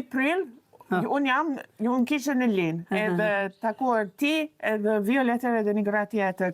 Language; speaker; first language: Albanian; non-native, learner; English